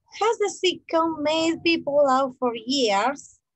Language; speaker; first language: English; non-native, fluent; Spanish